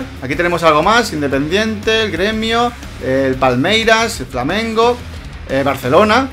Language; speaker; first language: Spanish; native; Spanish